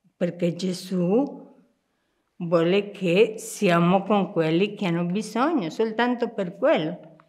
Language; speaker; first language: Italian; non-native, fluent; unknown